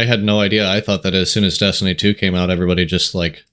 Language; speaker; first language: English; native; English